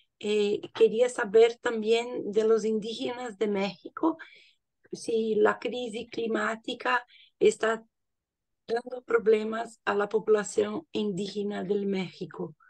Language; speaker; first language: Spanish; non-native, learner; Portuguese